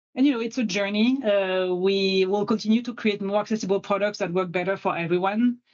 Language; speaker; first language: English; non-native, fluent; French